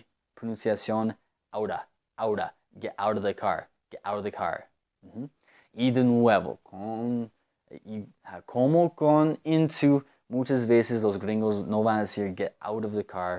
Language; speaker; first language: Spanish; non-native, fluent; English